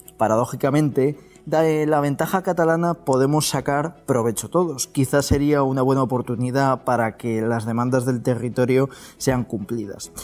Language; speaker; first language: Spanish; native; Spanish